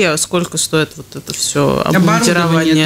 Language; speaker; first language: Russian; native; Russian